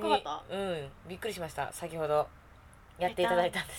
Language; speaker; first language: Japanese; native; Japanese